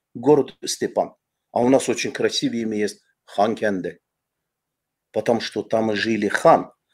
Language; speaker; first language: Russian; non-native, fluent; Azerbaijani